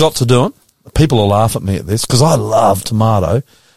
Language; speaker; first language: English; native; English